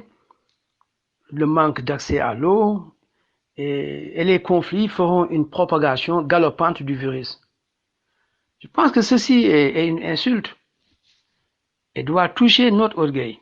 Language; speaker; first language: French; non-native, local second language; Wolof